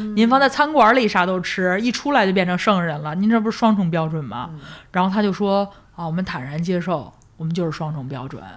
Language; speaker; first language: Chinese; native; Chinese